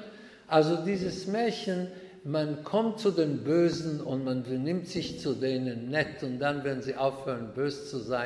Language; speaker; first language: German; non-native, fluent; Hebrew